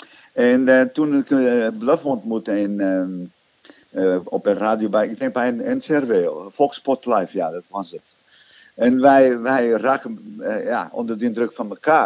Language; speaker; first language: Dutch; non-native, fluent; Portuguese